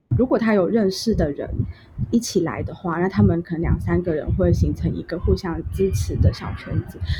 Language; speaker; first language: Chinese; non-native, local second language; Cantonese